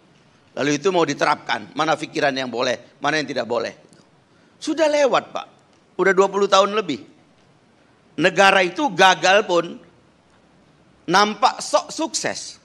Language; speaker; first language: Indonesian; native; Indonesian